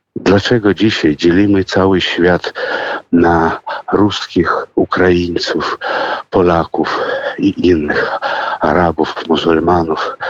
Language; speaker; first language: Polish; early bilingual, heritage; Polish